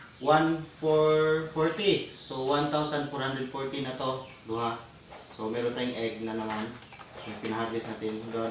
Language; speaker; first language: Filipino; non-native, local second language; Cebuano